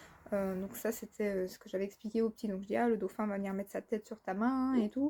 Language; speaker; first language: French; native; French